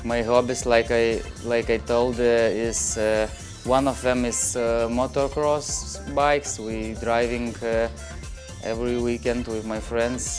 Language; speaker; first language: English; non-native, learner; Lithuanian